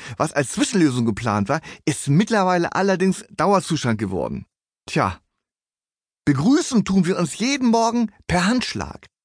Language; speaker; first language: German; native; German